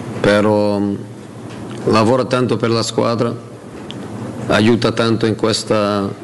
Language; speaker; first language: Italian; non-native, fluent; Portuguese